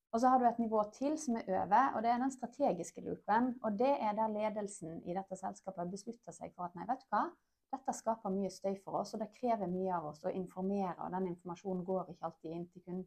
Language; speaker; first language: Norwegian; native; Norwegian